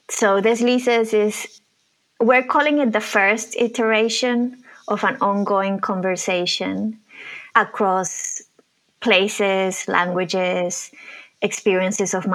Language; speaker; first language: English; non-native, fluent; Spanish